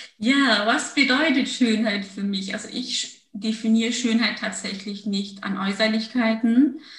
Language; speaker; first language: German; early bilingual, other home language; Turkish